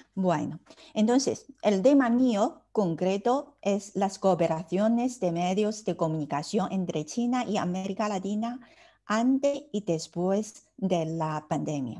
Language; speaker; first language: Spanish; non-native, fluent; Chinese